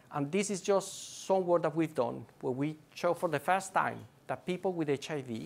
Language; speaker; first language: English; non-native, fluent; Spanish